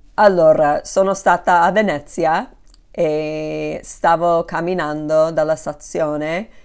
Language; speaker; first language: Italian; non-native, fluent; English